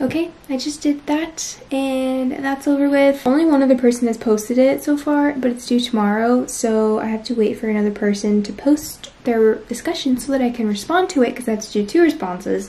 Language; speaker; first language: English; native; English